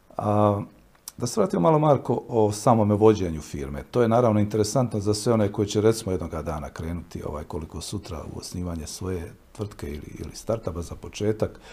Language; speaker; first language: Croatian; native; Croatian